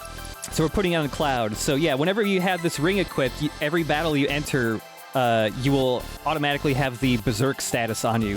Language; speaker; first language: English; native; English